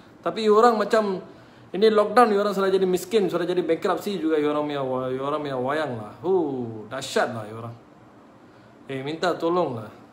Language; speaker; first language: Malay; non-native, local second language; Tamil